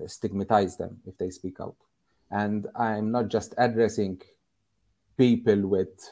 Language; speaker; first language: English; non-native, fluent; Maltese